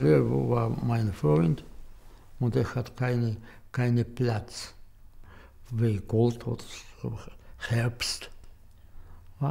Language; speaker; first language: German; non-native, learner; Russian